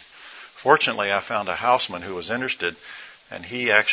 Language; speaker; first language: English; native; English